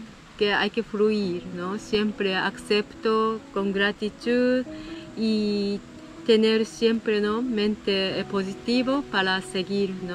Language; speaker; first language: Spanish; non-native, learner; Japanese